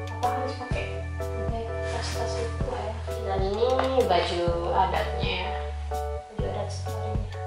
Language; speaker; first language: Indonesian; native; Indonesian